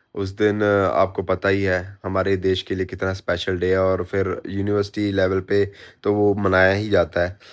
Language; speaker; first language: Hindi; native; Hindi